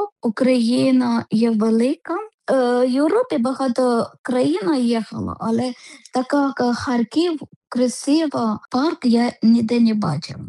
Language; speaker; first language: Ukrainian; non-native, learner; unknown